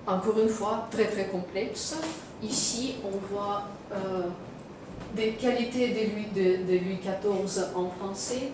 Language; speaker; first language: French; non-native, fluent; Russian